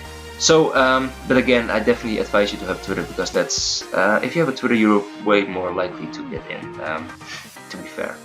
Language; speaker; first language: English; non-native, fluent; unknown